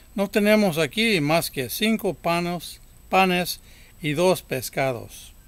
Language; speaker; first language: Spanish; early bilingual, heritage; Spanish